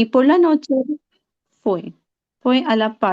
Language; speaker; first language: Spanish; non-native, learner; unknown